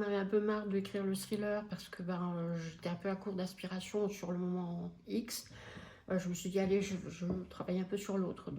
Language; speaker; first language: French; native; French